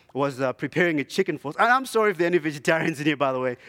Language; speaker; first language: English; non-native, local second language; Shona